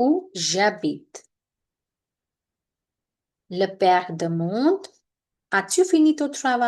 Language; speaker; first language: French; non-native, fluent; Hindi